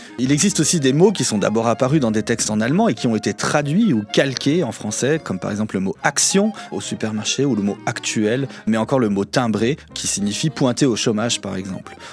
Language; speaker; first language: French; native; French